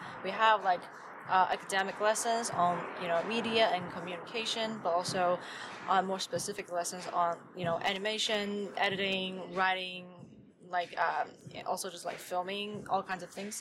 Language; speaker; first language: English; non-native, fluent; Chinese